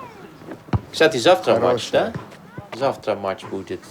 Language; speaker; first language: Russian; non-native, fluent; Dutch